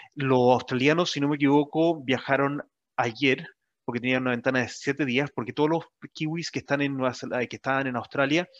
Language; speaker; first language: Spanish; native; Spanish